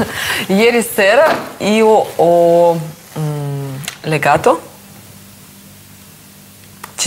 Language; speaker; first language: Italian; non-native, learner; Russian